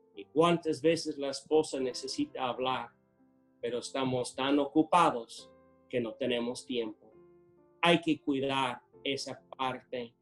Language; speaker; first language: Spanish; non-native, fluent; English